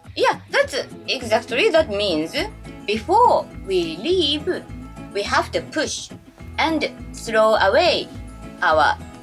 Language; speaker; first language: English; non-native, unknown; Japanese